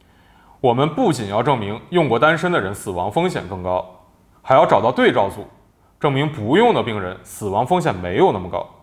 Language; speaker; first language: Chinese; native; Chinese